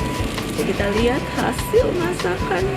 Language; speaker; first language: Indonesian; native; Indonesian